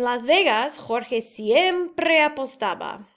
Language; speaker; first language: Spanish; non-native, fluent; English